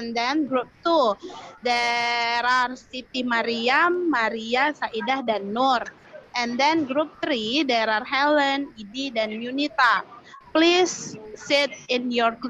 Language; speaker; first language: English; non-native, learner; Indonesian